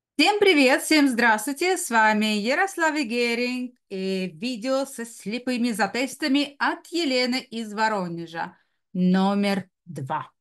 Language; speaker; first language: Russian; native; Russian